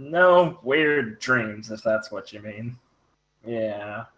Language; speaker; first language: English; native; English